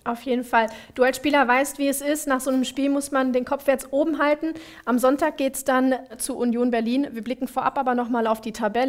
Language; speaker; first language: German; native; German